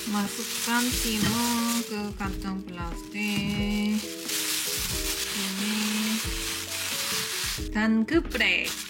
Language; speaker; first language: Indonesian; non-native, fluent; Korean